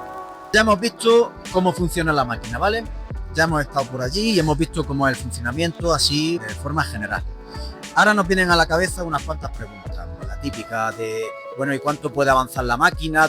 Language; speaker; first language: Spanish; native; Spanish